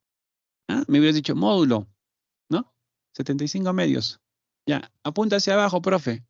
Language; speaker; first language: Spanish; native; Spanish